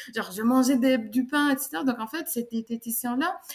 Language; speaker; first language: French; non-native, fluent; Turkish